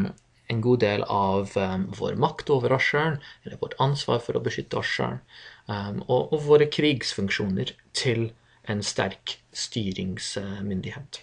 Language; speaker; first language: Norwegian; non-native, fluent; English